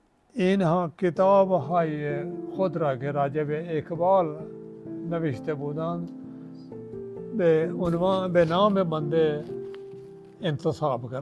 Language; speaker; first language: Persian; non-native, fluent; Urdu